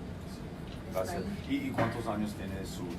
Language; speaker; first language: Spanish; non-native, fluent; English